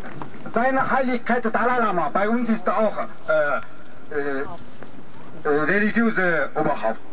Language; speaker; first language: German; non-native, learner; Mongolian